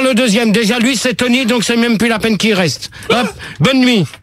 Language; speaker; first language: French; native; French